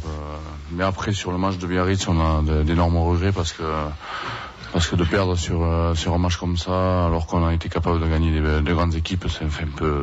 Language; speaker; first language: French; native; French